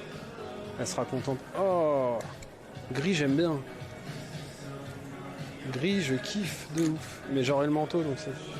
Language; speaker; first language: French; native; French